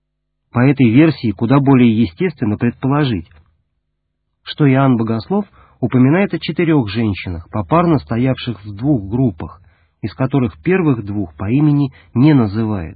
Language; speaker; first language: Russian; native; Russian